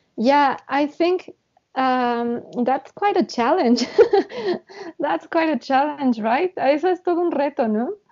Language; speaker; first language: English; non-native, fluent; Spanish